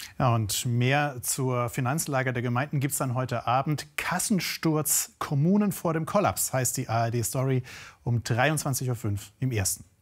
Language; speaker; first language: German; native; German